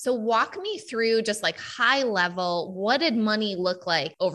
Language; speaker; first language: English; native; English